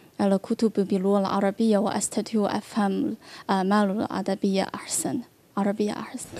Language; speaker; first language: Arabic; non-native, learner; Chinese